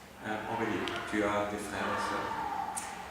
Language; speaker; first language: French; non-native, learner; German